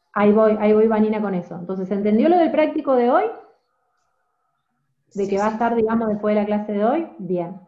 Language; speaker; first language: Spanish; native; Spanish